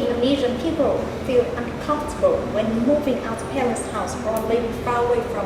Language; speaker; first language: English; non-native, fluent; Vietnamese